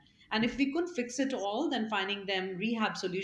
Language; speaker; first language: English; non-native, local second language; Hindi